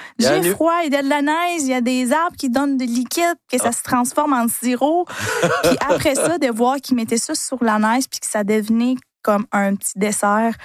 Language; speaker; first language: French; non-native, fluent; Spanish